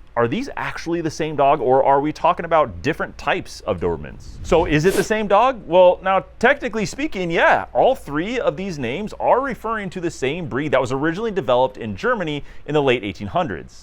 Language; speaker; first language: English; native; English